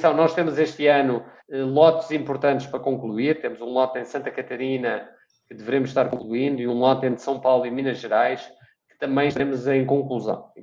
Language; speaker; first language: Portuguese; native; Portuguese